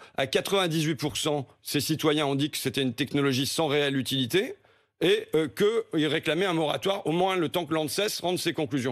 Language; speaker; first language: French; native; French